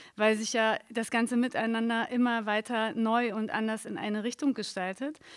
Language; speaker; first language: German; native; German